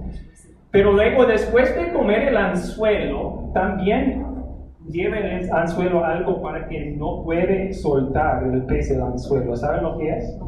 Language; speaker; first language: Spanish; non-native, fluent; English